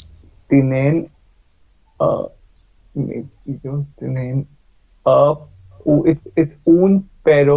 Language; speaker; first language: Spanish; non-native, learner; Hindi